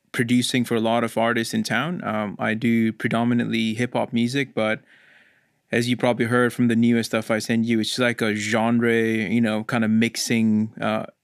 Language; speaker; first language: English; non-native, local second language; Hindi